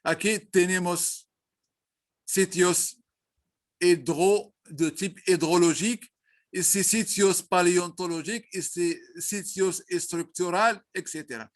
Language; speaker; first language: Spanish; non-native, learner; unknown